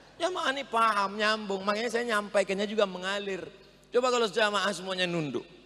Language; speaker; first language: Indonesian; native; Indonesian